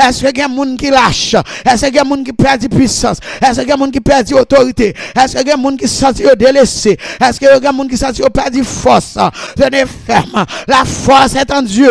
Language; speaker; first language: French; non-native, local second language; Haitian Creole